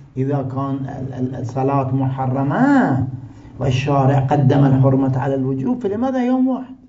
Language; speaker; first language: Arabic; non-native, fluent; Persian